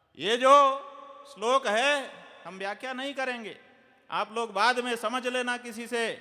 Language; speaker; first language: Hindi; native; Hindi